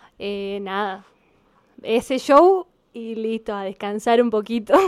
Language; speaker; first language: Spanish; native; Spanish